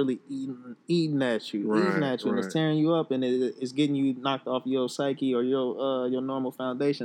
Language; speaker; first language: English; native; English